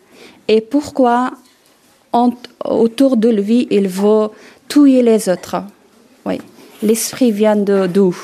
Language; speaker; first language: French; non-native, learner; Persian